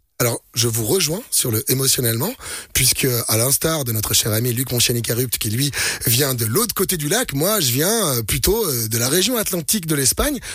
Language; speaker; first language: French; native; French